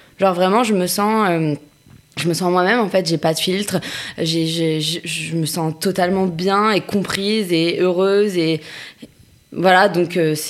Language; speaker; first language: French; native; French